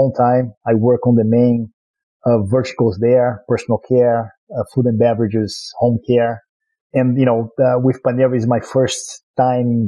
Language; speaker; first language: English; non-native, fluent; Portuguese